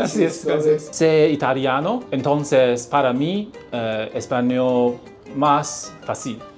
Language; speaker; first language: Spanish; non-native, learner; Chinese